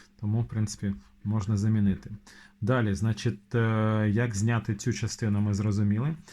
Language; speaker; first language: Ukrainian; non-native, local second language; Russian